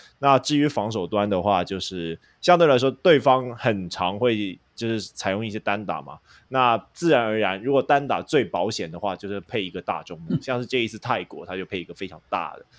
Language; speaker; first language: Chinese; non-native, local second language; Cantonese